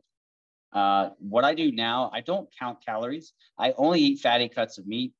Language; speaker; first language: English; native; English